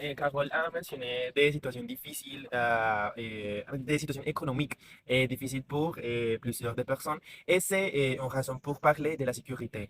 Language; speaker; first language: French; non-native, learner; Spanish